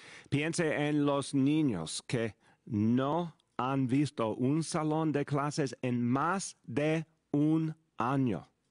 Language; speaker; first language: Spanish; non-native, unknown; English